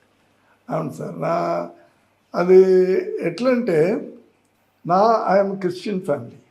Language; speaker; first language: Telugu; non-native, learner; Tamil